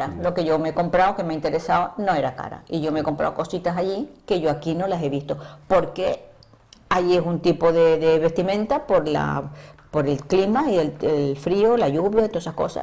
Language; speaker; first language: Spanish; native; Spanish